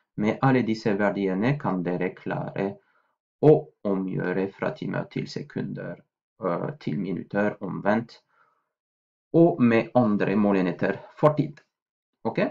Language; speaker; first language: Norwegian; non-native, fluent; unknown